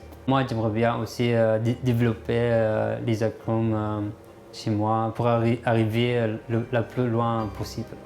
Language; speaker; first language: French; non-native, fluent; Arabic